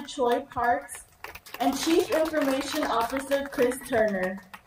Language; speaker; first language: English; native; English